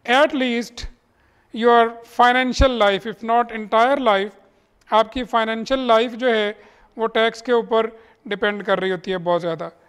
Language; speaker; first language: Urdu; native; Urdu